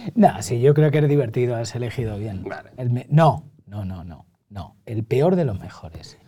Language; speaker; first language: Spanish; native; Spanish